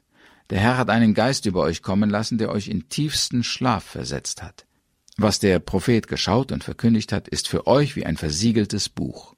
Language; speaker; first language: German; native; German